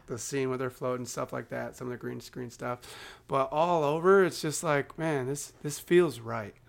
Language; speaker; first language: English; native; English